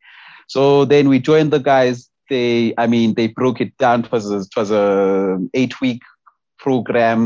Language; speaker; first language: English; non-native, local second language; Xhosa